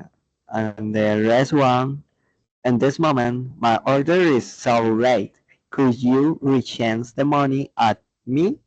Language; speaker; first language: English; non-native, learner; Spanish